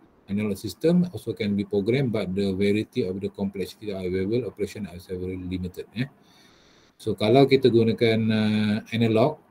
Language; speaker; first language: English; non-native, local second language; Malay